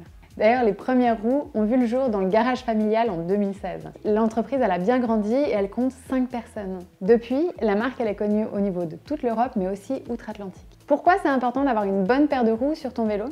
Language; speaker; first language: French; native; French